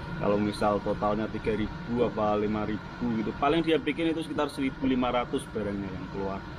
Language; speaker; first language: Indonesian; non-native, local second language; Javanese